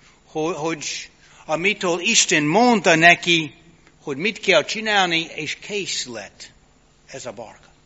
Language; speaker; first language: Hungarian; non-native, fluent; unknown